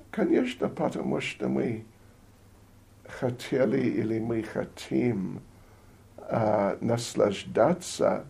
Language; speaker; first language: Russian; non-native, learner; English